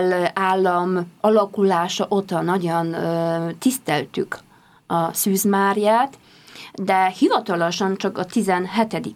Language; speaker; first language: Hungarian; non-native, fluent; Polish